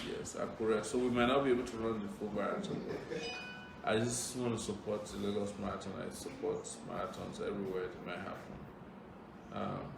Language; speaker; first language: English; non-native, local second language; Yoruba